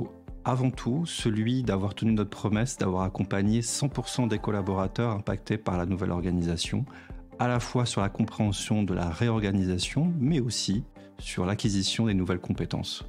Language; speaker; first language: French; native; French